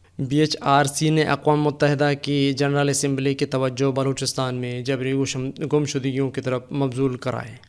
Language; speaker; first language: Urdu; non-native, local second language; Baluchi